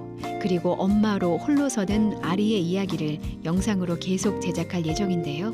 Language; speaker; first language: Korean; native; Korean